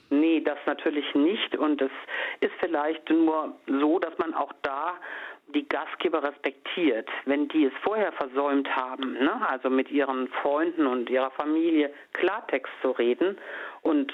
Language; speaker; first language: German; native; German